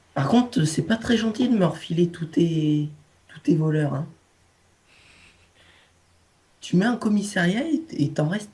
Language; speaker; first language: French; native; French